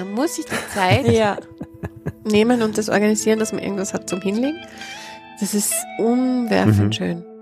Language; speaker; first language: German; native; German